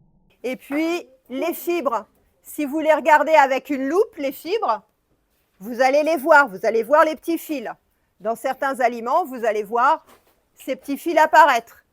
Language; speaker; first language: French; native; French